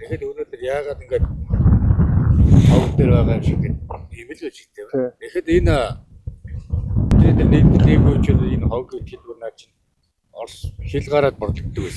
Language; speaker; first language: Mongolian; native; Mongolian